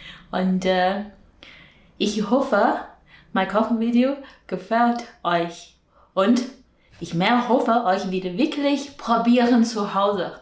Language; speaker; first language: German; non-native, learner; Chinese